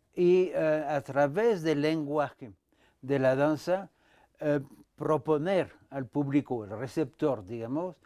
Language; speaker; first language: Spanish; non-native, fluent; French